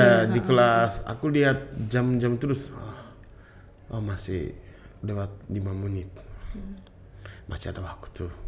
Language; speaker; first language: Indonesian; non-native, learner; Japanese